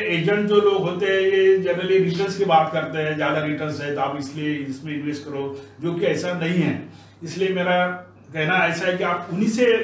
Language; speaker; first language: Hindi; non-native, local second language; Marathi